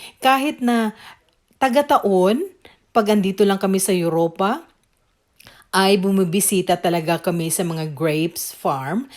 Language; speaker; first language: Filipino; native; Filipino